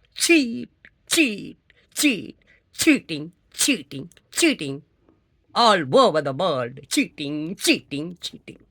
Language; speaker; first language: English; non-native, local second language; Tamil